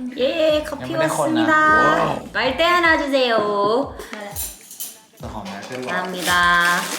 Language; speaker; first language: Korean; non-native, learner; Thai